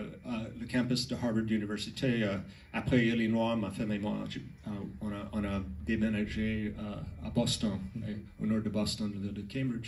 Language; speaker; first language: French; non-native, learner; English